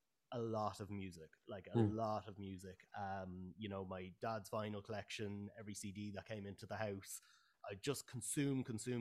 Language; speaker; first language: English; native; English